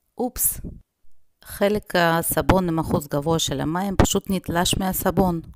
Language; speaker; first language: Hebrew; non-native, fluent; Russian